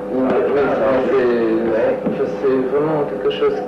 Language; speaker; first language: French; native; French